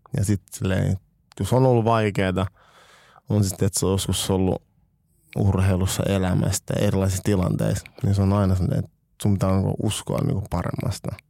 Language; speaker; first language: Finnish; early bilingual, other home language; French